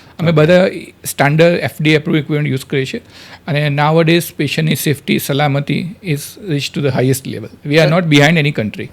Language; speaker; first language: Gujarati; native; Gujarati